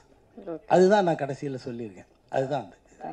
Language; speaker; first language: Tamil; native; Tamil